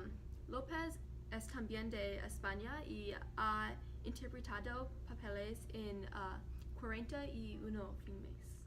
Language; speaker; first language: Spanish; non-native, learner; English